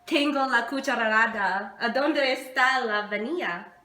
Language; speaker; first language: Spanish; non-native, learner; English